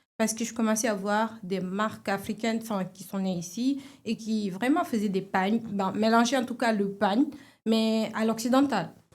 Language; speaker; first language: French; non-native, local second language; Wolof